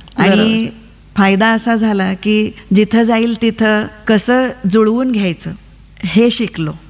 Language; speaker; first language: Marathi; non-native, local second language; Kannada